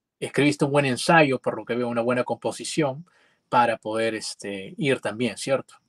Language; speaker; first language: Spanish; native; Spanish